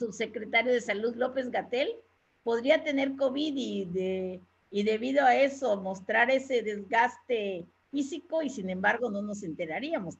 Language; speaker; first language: Spanish; native; Spanish